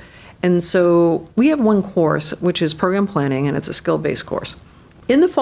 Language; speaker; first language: English; native; English